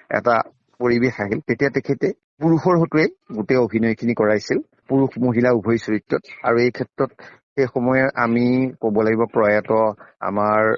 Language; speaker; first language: Assamese; native; Assamese